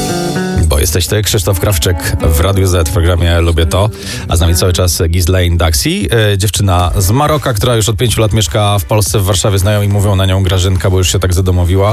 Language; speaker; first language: Polish; native; Polish